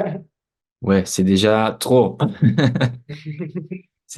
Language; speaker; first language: French; non-native, fluent; Portuguese